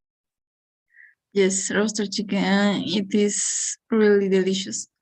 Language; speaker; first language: English; non-native, learner; Spanish